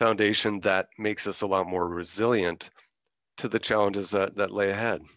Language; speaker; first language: English; native; English